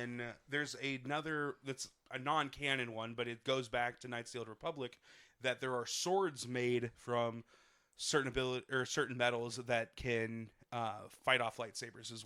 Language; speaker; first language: English; native; English